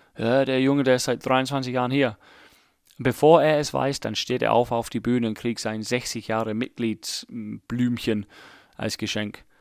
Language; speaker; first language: German; non-native, fluent; English